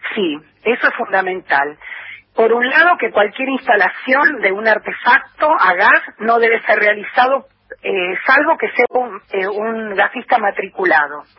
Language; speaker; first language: Spanish; native; Spanish